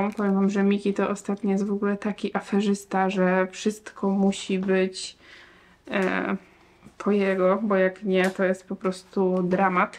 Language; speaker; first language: Polish; native; Polish